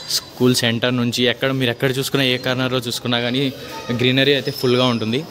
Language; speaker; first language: Telugu; non-native, local second language; Urdu